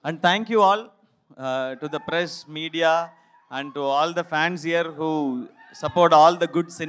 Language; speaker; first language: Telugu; non-native, learner; Tamil